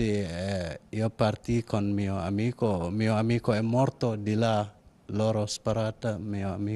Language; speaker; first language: Italian; non-native, learner; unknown